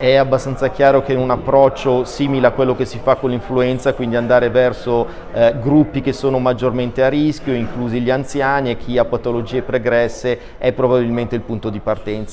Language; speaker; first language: Italian; native; Italian